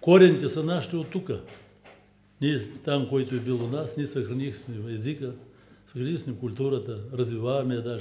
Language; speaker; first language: Bulgarian; early bilingual, heritage; Bulgarian